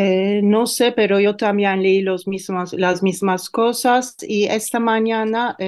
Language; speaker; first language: Spanish; non-native, fluent; Turkish